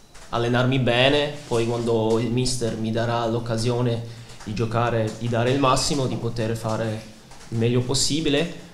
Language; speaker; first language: Italian; non-native, fluent; Swiss German